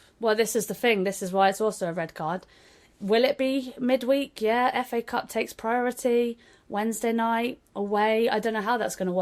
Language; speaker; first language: English; native; English